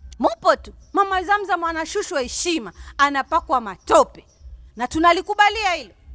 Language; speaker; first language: Swahili; native; Swahili